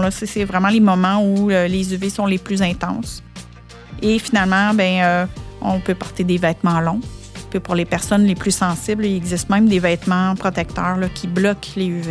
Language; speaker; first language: French; native; French